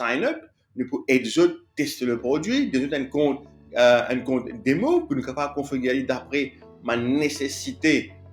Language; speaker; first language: French; non-native, local second language; Morisyen